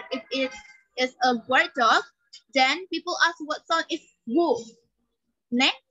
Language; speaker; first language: English; non-native, learner; Indonesian